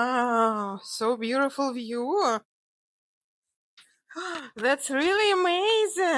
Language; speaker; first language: English; non-native, fluent; Russian